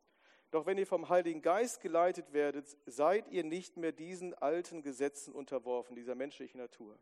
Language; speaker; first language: German; native; German